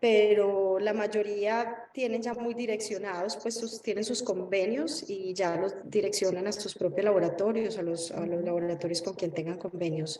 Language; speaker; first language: Spanish; native; Spanish